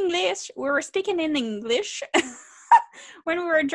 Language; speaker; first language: English; non-native, fluent; French